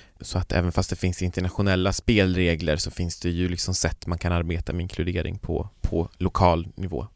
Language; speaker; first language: Swedish; native; Swedish